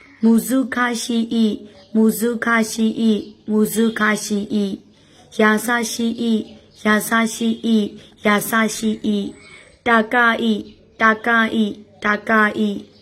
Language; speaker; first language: Japanese; non-native, fluent; Burmese